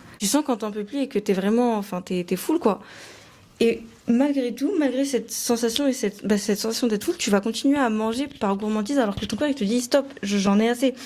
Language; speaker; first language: French; native; French